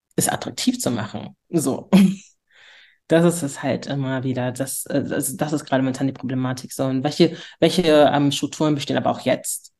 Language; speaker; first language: German; native; German